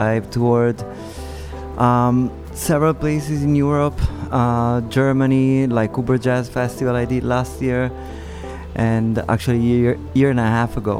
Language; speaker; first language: English; non-native, fluent; Italian